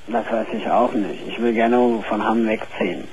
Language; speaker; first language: German; early bilingual, other home language; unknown